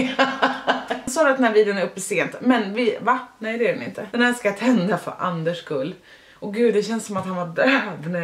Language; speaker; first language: Swedish; native; Swedish